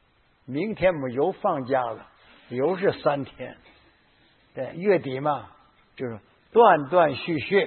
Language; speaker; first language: Chinese; native; Chinese